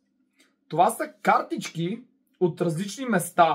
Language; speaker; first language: Bulgarian; native; Bulgarian